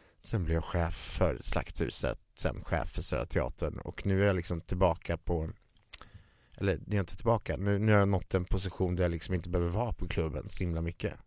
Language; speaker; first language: Swedish; native; Swedish